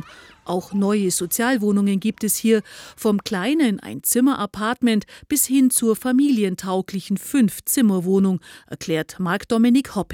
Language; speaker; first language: German; native; German